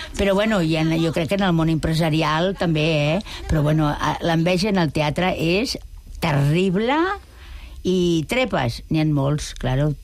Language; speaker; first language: Catalan; non-native, local second language; Spanish